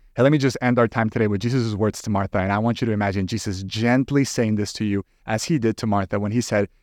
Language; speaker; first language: English; non-native, fluent; Spanish